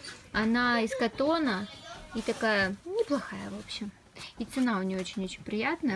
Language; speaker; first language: Russian; native; Russian